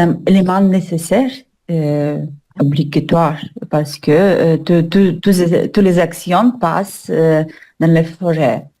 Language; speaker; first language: French; non-native, learner; Russian